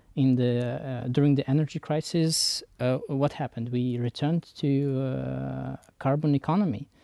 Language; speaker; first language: English; non-native, fluent; Persian